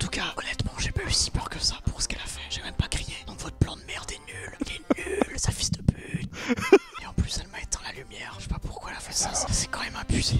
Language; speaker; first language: French; native; French